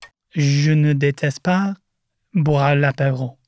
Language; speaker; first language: French; non-native, learner; English